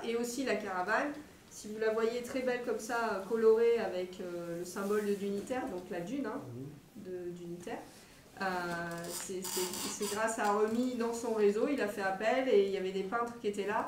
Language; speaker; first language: French; native; French